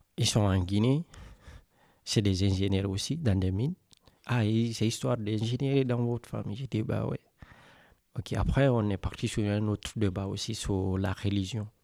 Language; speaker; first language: French; non-native, local second language; Mandingo